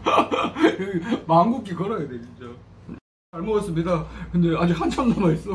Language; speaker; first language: Korean; native; Korean